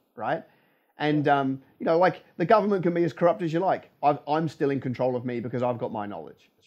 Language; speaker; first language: English; native; English